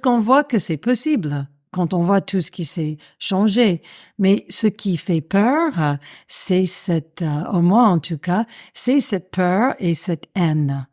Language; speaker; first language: French; non-native, fluent; English